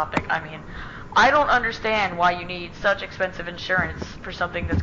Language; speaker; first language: English; native; English